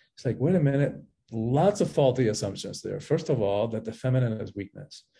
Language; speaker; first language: English; early bilingual, other home language; Spanish